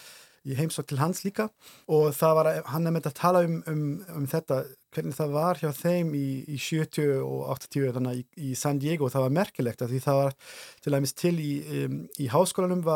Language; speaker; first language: Icelandic; non-native, fluent; German